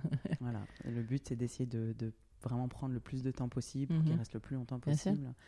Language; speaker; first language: French; native; French